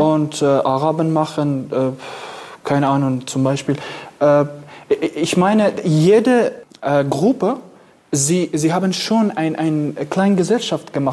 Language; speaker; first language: German; non-native, fluent; Kurdish